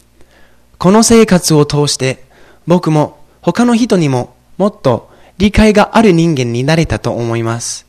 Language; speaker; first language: Japanese; non-native, fluent; English